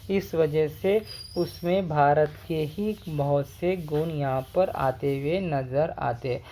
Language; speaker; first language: Hindi; non-native, local second language; Marathi